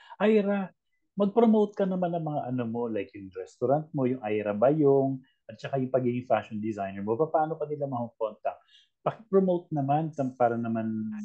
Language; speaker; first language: Filipino; native; Filipino